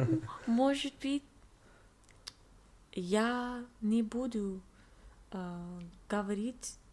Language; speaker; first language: Russian; non-native, learner; English